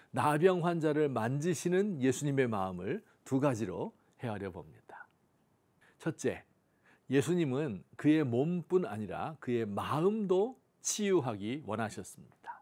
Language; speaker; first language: Korean; native; Korean